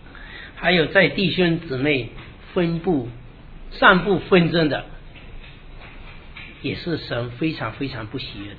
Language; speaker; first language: Chinese; native; Chinese